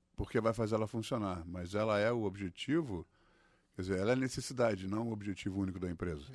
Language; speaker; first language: Portuguese; early bilingual, other home language; English